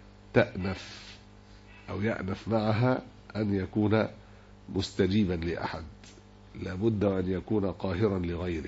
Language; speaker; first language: Arabic; native; Arabic